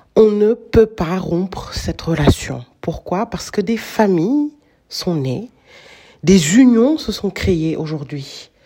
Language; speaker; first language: French; non-native, local second language; Wolof